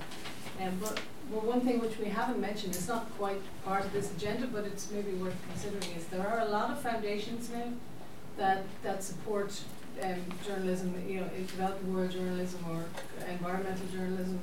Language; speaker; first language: English; non-native, fluent; Dutch